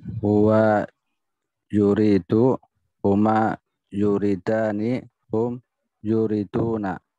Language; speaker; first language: Arabic; non-native, learner; Indonesian